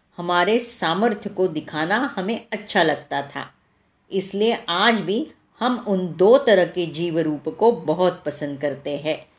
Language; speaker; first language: Hindi; non-native, local second language; Marathi